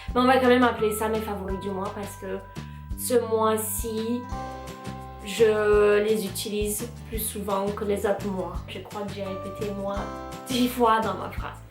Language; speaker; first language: French; non-native, fluent; English